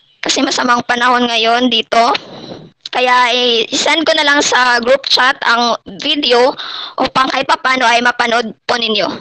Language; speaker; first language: Filipino; non-native, local second language; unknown